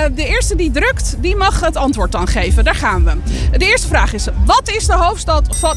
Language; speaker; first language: Dutch; native; Dutch